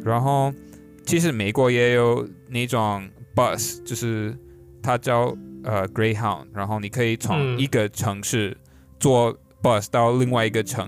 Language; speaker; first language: Chinese; non-native, fluent; English